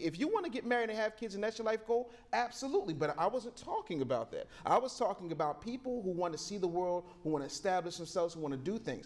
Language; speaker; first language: English; native; English